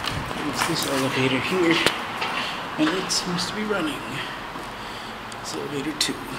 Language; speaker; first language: English; native; English